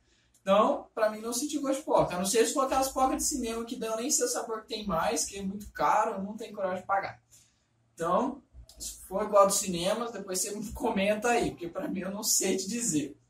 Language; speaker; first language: Portuguese; native; Portuguese